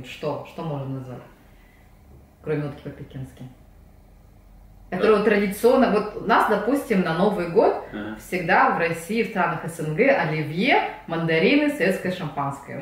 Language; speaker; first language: Russian; native; Russian